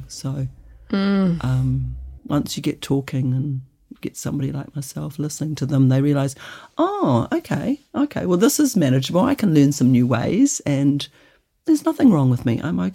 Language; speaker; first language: English; native; English